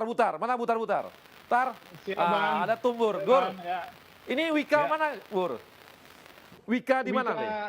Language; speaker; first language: Indonesian; native; Indonesian